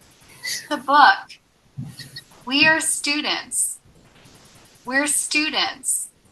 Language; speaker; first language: English; non-native, learner; Haitian Creole